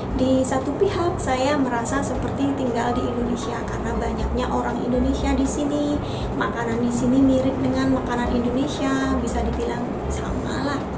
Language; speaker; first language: Indonesian; native; Indonesian